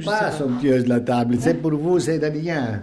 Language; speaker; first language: French; non-native, fluent; Greek